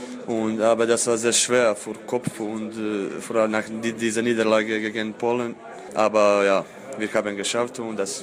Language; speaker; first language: German; non-native, fluent; Croatian